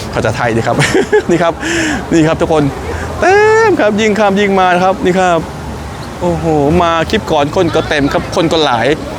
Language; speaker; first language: Thai; native; Thai